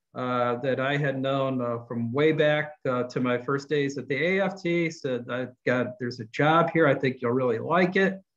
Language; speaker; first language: English; native; English